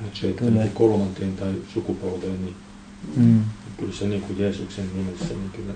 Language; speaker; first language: Finnish; native; Finnish